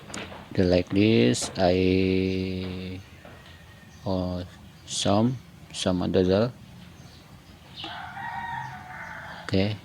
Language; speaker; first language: English; non-native, learner; Indonesian